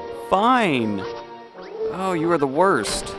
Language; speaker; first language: English; native; English